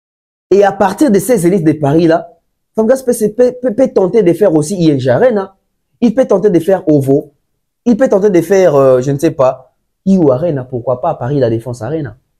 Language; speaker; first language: French; non-native, local second language; Lingala